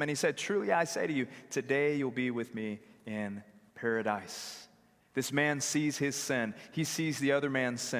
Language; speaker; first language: English; native; English